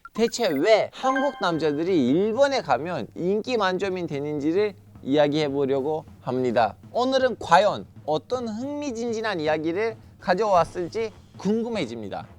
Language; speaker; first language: Korean; non-native, fluent; Turkish